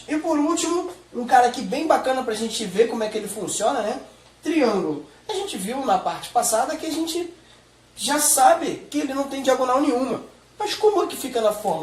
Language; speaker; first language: Portuguese; native; Portuguese